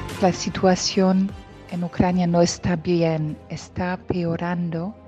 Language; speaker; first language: Spanish; non-native, fluent; Polish